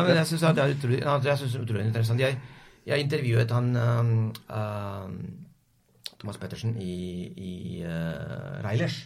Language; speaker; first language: Norwegian; non-native, fluent; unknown